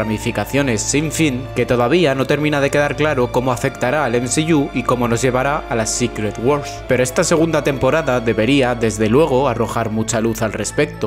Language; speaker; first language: Spanish; native; Spanish